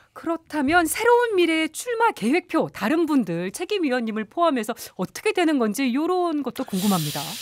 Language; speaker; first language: Korean; native; Korean